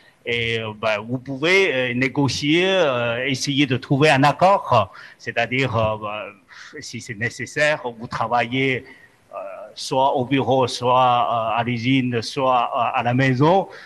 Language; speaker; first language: French; non-native, fluent; Chinese